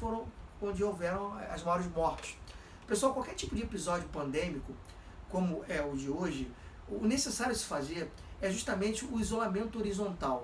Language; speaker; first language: Portuguese; native; Portuguese